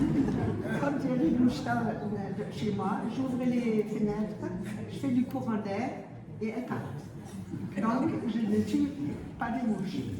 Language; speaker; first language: French; non-native, fluent; German